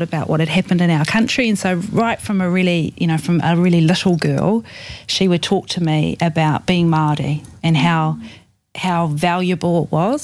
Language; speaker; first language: English; native; English